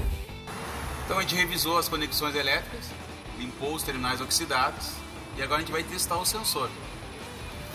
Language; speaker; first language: Portuguese; native; Portuguese